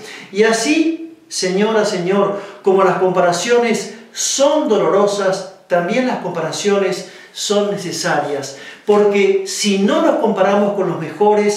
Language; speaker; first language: Spanish; native; Spanish